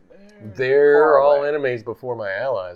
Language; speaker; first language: English; native; English